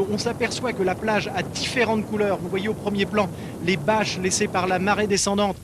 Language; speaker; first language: French; native; French